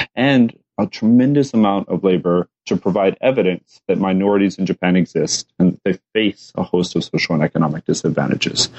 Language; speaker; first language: English; native; English